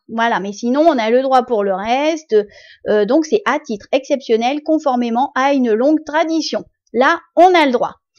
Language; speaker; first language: French; native; French